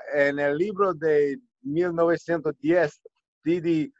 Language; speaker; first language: Spanish; non-native, learner; English